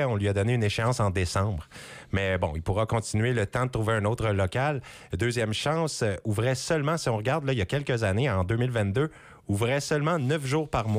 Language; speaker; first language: French; native; French